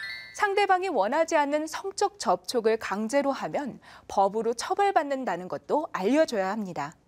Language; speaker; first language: Korean; native; Korean